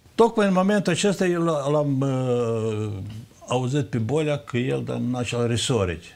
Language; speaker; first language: Romanian; native; Romanian